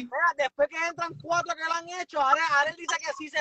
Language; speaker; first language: Spanish; native; Spanish